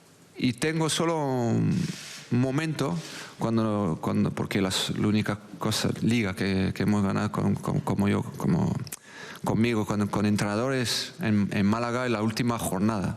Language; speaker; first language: Spanish; non-native, local second language; French